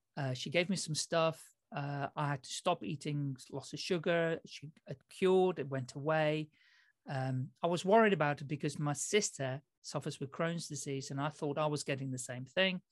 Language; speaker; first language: English; early bilingual, other home language; Dutch